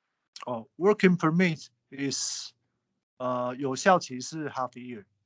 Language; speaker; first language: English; non-native, learner; Chinese